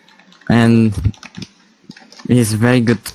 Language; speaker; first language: English; non-native, learner; Slovak